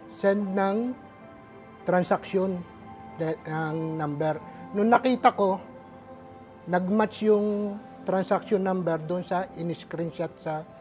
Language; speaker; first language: Filipino; native; Filipino